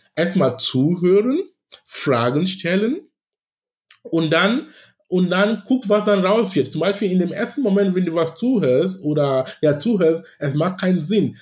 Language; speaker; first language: German; non-native, fluent; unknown